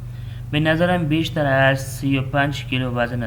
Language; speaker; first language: Persian; non-native, fluent; Urdu